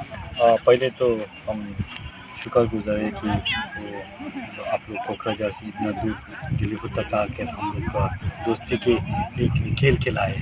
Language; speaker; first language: Hindi; non-native, fluent; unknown